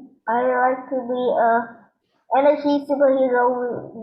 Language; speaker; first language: English; non-native, learner; Vietnamese